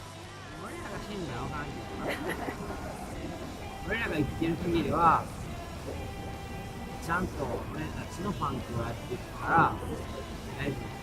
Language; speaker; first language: Japanese; native; Japanese